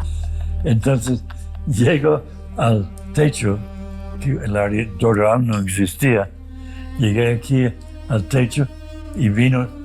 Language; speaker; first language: Spanish; non-native, fluent; English